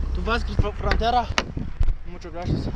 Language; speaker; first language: Spanish; non-native, learner; English